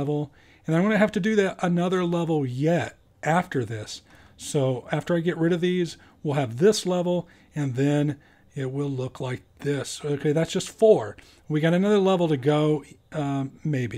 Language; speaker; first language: English; native; English